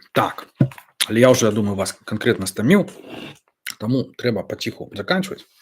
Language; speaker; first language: Belarusian; non-native, local second language; Russian